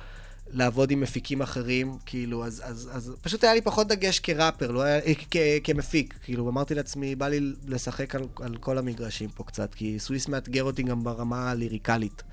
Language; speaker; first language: Hebrew; native; Hebrew